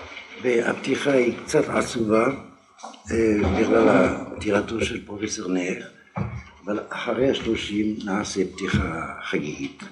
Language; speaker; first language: Hebrew; non-native, fluent; French